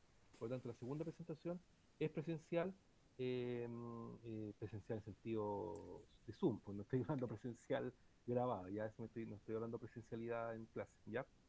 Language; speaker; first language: Spanish; native; Spanish